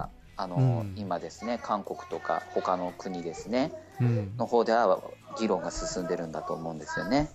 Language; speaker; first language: Japanese; native; Japanese